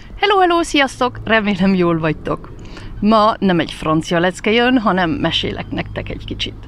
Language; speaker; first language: Hungarian; early bilingual, heritage; Hungarian